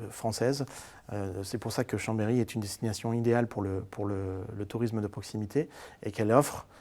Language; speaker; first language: French; native; French